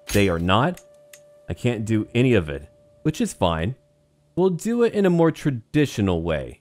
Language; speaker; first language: English; native; English